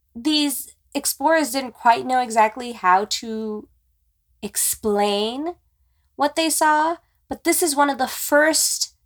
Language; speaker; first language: English; native; English